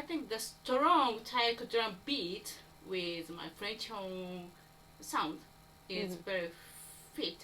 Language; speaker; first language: English; non-native, learner; Japanese